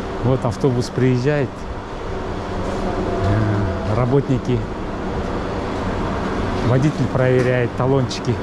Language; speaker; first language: Russian; non-native, local second language; Kyrgyz